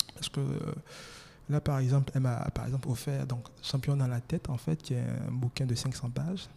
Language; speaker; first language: French; non-native, local second language; Baoulé